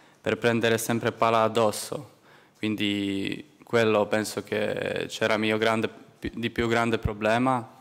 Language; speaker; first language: Italian; non-native, learner; Polish